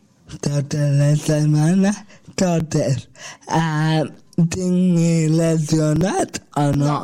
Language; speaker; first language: Catalan; non-native, local second language; Spanish